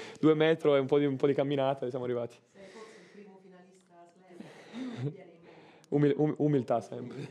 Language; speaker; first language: Italian; native; Italian